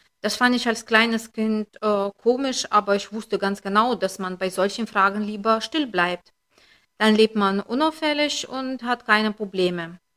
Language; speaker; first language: German; non-native, fluent; Lithuanian